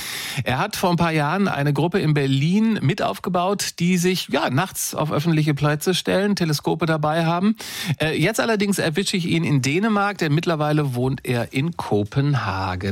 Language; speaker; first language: German; native; German